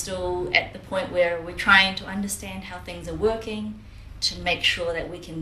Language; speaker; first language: English; native; English